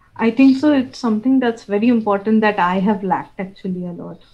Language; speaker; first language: English; non-native, local second language; Bangla